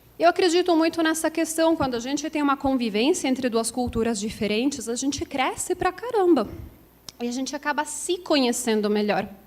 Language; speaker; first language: Portuguese; non-native, fluent; Italian